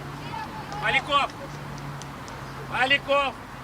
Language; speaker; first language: Russian; native; Russian